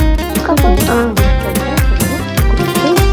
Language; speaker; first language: Russian; non-native, fluent; Tajik